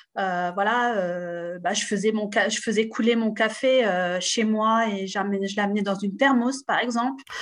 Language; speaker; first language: French; native; French